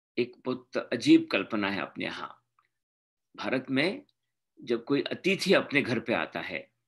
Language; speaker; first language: Hindi; non-native, local second language; Marathi